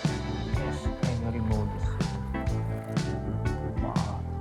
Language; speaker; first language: English; non-native, learner; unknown